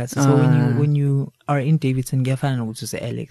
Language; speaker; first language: English; non-native, local second language; Zulu